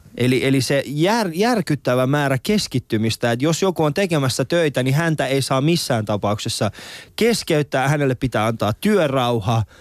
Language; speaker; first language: Finnish; early bilingual, other home language; Persian